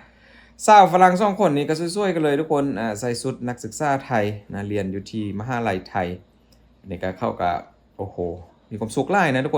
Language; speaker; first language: Thai; non-native, local second language; Northeastern Thai